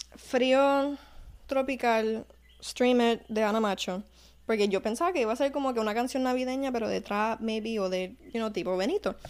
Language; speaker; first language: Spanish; early bilingual, heritage; Spanish